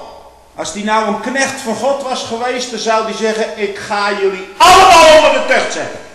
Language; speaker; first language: Dutch; native; Dutch